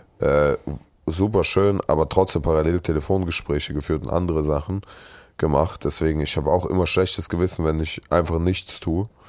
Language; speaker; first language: German; early bilingual, other home language; Russian